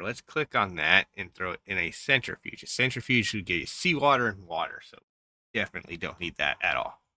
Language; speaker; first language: English; native; English